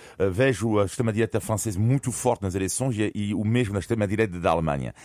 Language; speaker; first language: Portuguese; non-native, fluent; French